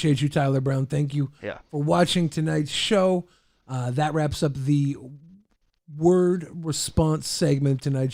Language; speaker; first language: English; native; English